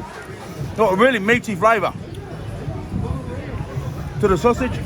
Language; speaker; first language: English; native; English